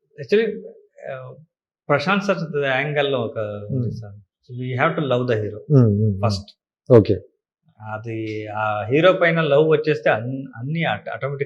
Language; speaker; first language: Telugu; non-native, learner; Kannada